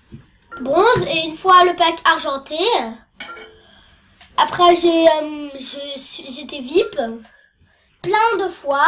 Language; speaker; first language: French; native; French